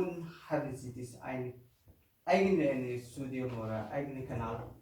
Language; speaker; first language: German; non-native, learner; Somali